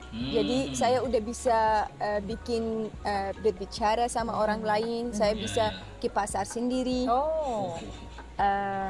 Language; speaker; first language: Indonesian; non-native, fluent; Arabic